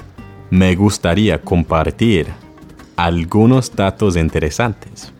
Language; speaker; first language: Spanish; non-native, learner; English